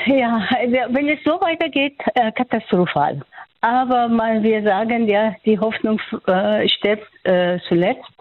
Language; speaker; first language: German; non-native, fluent; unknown